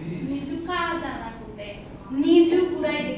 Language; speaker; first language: Japanese; non-native, fluent; Bangla